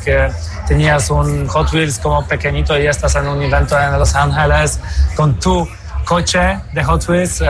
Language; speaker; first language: Spanish; non-native, fluent; Polish